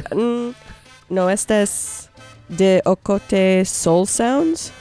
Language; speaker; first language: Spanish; early bilingual, heritage; Spanish